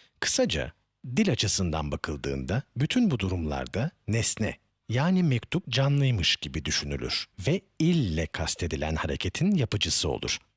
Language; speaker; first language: Turkish; native; Turkish